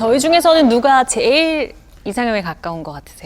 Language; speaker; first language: Korean; native; Korean